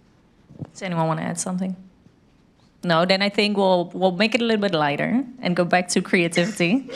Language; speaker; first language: English; non-native, fluent; Dutch